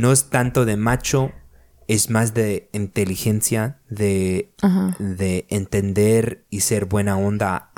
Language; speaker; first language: Spanish; early bilingual, other home language; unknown